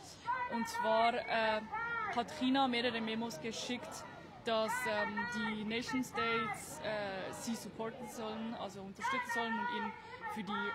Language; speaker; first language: German; early bilingual, other home language; Tibetan